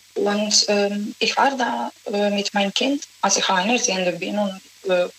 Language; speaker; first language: German; non-native, learner; Serbian